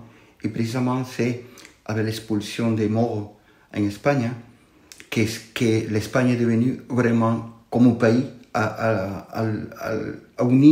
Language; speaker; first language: French; non-native, fluent; Spanish